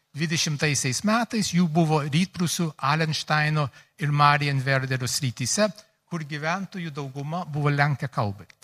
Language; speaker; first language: Lithuanian; early bilingual, heritage; Lithuanian